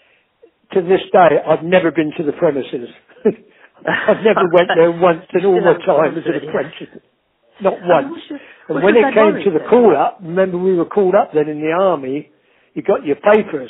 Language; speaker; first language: English; native; English